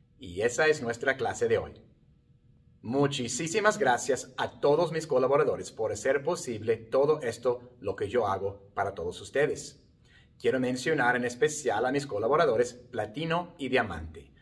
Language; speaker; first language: Spanish; non-native, fluent; English